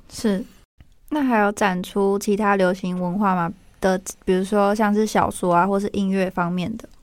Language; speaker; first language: Chinese; native; Chinese